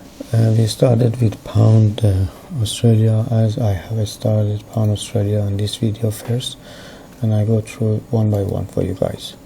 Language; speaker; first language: English; non-native, fluent; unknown